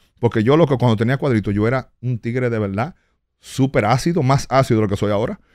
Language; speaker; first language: Spanish; early bilingual, heritage; Spanish